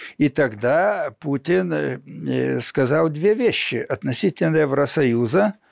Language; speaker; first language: Russian; non-native, local second language; Lithuanian